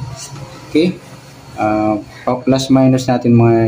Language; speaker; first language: Filipino; native; Filipino